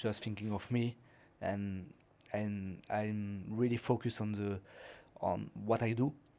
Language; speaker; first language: English; non-native, learner; French